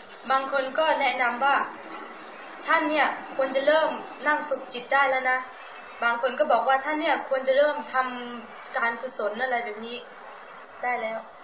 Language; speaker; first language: Thai; native; Thai